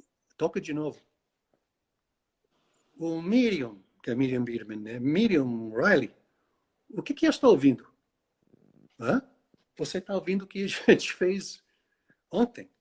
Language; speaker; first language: Portuguese; non-native, fluent; English